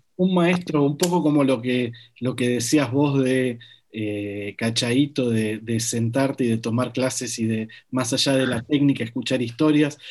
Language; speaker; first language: Spanish; native; Spanish